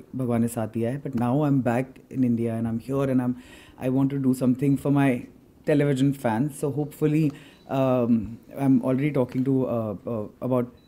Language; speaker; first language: Hindi; native; Hindi